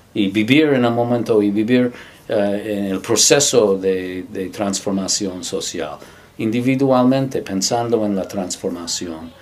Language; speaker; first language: Spanish; non-native, fluent; English